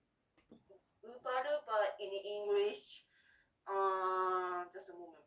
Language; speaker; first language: English; non-native, learner; Japanese